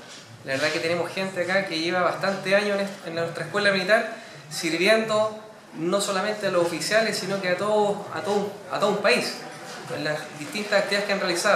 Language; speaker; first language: Spanish; native; Spanish